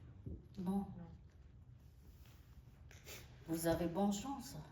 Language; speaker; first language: French; non-native, learner; Burmese